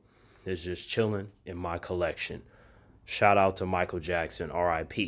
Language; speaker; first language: English; native; English